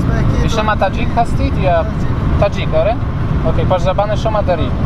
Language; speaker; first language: Persian; non-native, learner; Polish